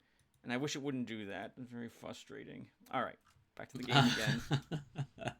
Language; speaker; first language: English; native; English